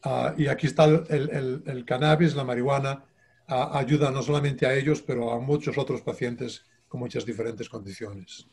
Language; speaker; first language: Spanish; native; Spanish